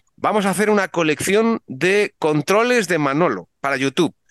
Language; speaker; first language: Spanish; native; Spanish